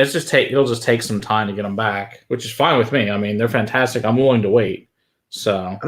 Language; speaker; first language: English; native; English